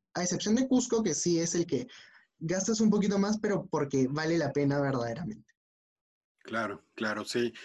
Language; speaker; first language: Spanish; native; Spanish